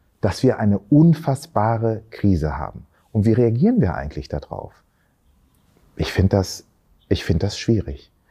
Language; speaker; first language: German; early bilingual, other home language; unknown